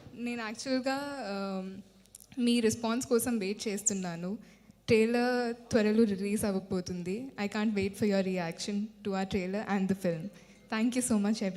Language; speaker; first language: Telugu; non-native, fluent; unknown